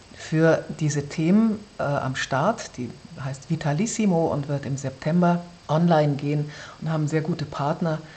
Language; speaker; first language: German; native; German